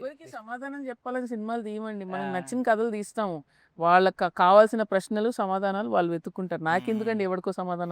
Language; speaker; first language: Telugu; native; Telugu